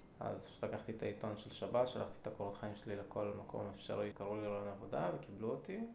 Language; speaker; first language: Hebrew; early bilingual, other home language; Russian